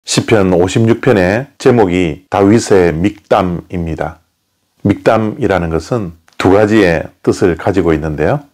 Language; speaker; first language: Korean; native; Korean